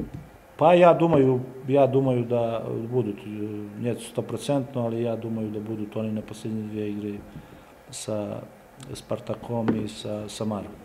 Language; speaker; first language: Russian; non-native, learner; Serbian